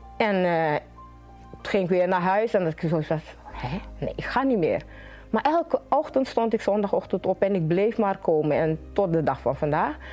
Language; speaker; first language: Dutch; native; Dutch